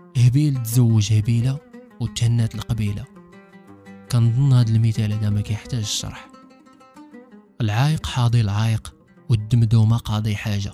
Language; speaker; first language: Arabic; native; Arabic